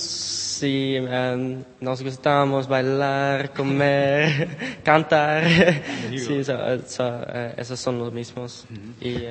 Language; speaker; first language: Spanish; non-native, learner; Dutch